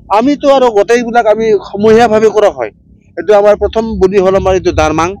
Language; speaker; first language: Assamese; non-native, local second language; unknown